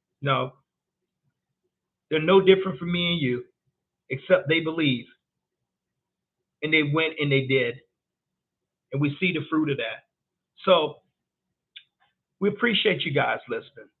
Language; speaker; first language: English; native; English